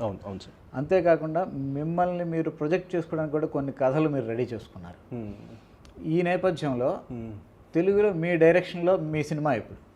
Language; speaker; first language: Telugu; native; Telugu